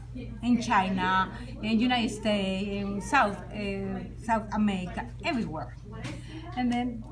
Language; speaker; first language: English; non-native, learner; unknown